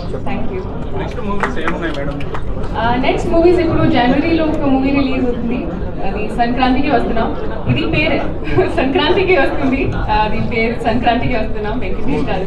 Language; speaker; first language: Telugu; non-native, fluent; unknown